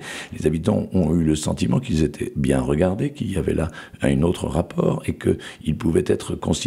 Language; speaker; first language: French; native; French